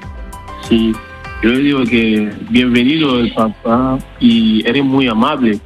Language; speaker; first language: Spanish; non-native, learner; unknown